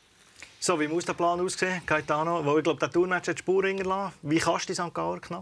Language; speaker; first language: German; native; German